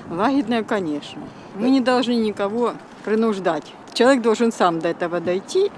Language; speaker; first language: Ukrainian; non-native, local second language; Russian